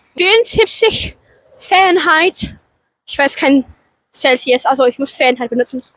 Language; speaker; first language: German; non-native, learner; English